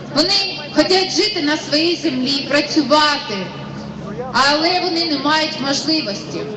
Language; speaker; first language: Ukrainian; non-native, local second language; Russian